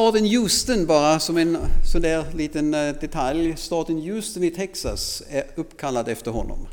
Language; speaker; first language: Swedish; non-native, fluent; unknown